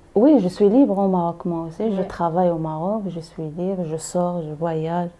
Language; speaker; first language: French; non-native, learner; Arabic